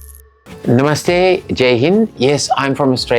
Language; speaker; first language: Hindi; non-native, fluent; English